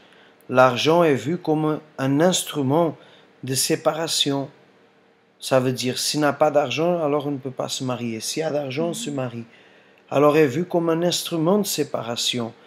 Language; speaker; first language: French; non-native, fluent; Portuguese